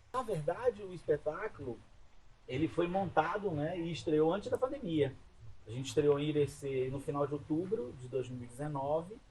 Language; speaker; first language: Portuguese; native; Portuguese